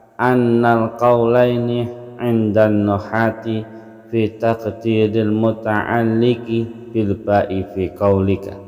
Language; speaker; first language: Arabic; non-native, fluent; Indonesian